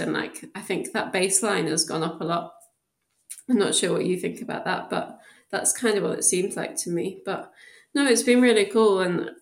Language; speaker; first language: English; native; English